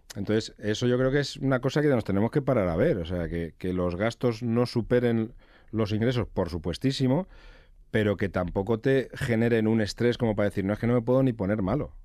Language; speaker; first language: Spanish; native; Spanish